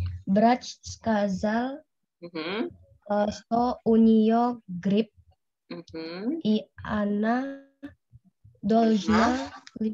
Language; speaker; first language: Russian; non-native, learner; Indonesian